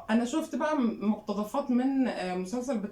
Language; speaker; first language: Arabic; native; Arabic